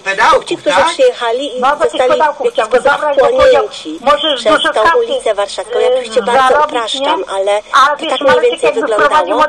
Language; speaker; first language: Polish; native; Polish